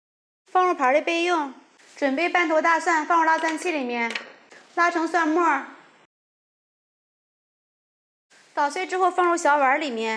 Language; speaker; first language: Chinese; native; Chinese